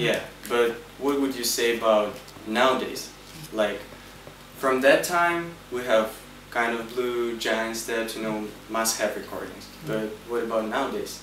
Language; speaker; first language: English; non-native, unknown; Russian